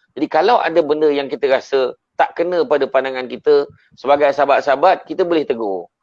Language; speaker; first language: Malay; native; Malay